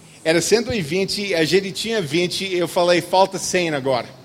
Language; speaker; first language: Portuguese; non-native, fluent; English